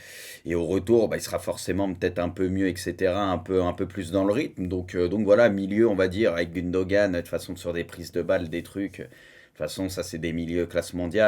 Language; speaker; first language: French; native; French